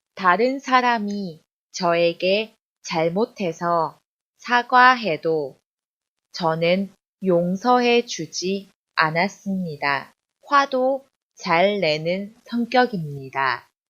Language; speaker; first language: Korean; non-native, fluent; Chinese